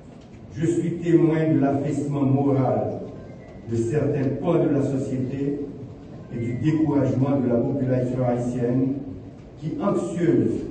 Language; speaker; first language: French; non-native, local second language; Haitian Creole